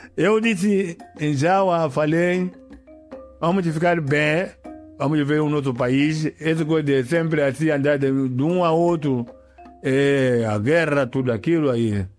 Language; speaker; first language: Portuguese; non-native, local second language; Yao